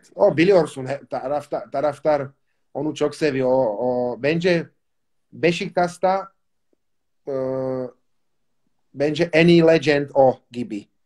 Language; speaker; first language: Turkish; non-native, learner; Slovak